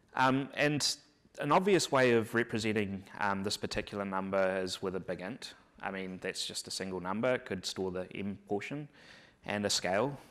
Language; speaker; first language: English; native; English